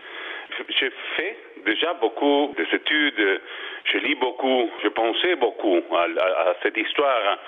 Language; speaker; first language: French; non-native, learner; Spanish